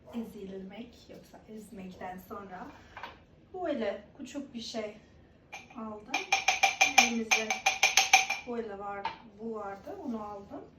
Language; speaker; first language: Turkish; non-native, fluent; Persian